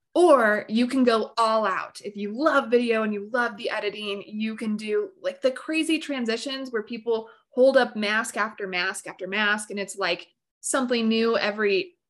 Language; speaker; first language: English; native; English